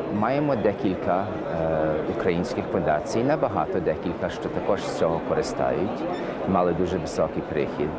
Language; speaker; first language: Ukrainian; early bilingual, heritage; Ukrainian